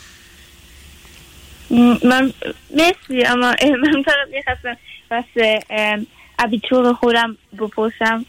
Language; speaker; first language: Persian; early bilingual, heritage; Persian